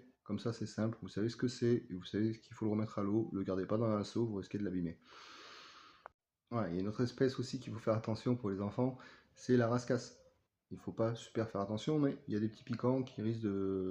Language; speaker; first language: French; native; French